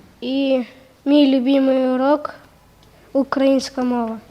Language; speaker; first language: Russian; non-native, local second language; Ukrainian